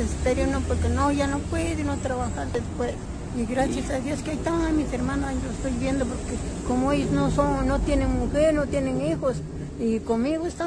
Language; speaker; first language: Spanish; native; Spanish